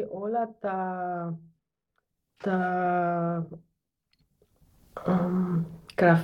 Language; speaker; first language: Greek; non-native, learner; German